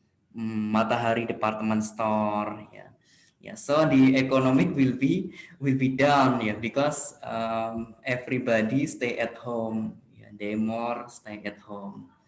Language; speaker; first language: English; non-native, fluent; Indonesian